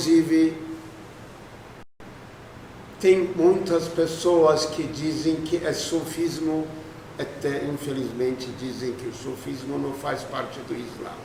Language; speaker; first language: Portuguese; non-native, fluent; Turkish